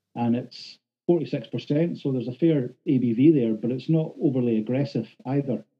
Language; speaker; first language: English; native; English